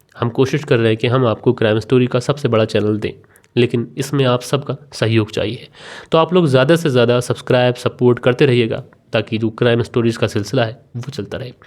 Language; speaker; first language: Hindi; native; Hindi